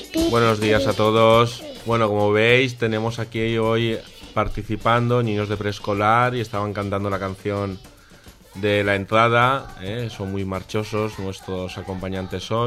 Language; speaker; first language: Spanish; native; Spanish